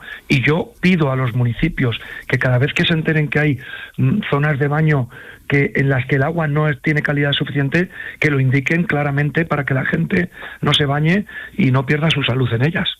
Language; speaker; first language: Spanish; native; Spanish